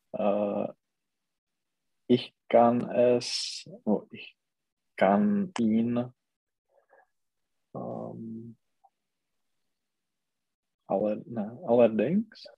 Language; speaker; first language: German; non-native, learner; Czech